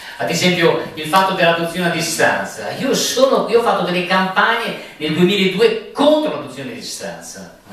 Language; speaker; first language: Italian; native; Italian